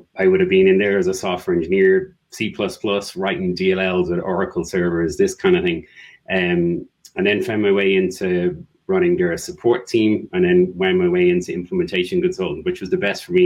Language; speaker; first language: English; native; English